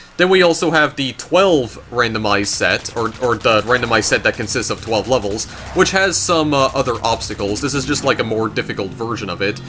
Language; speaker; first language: English; native; English